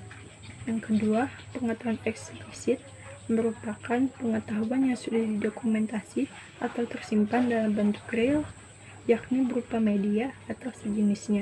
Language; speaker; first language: Indonesian; native; Indonesian